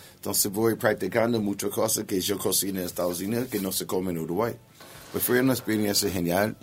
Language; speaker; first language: Spanish; non-native, learner; English